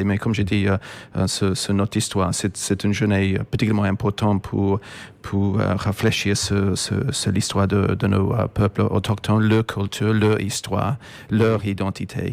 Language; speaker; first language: French; non-native, fluent; English